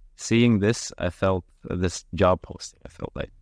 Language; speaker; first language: English; early bilingual, heritage; Lithuanian